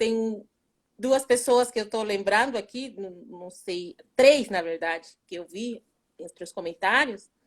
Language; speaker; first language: Portuguese; non-native, fluent; Spanish